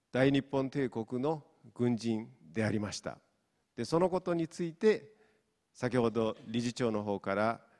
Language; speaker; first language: Japanese; non-native, fluent; Mongolian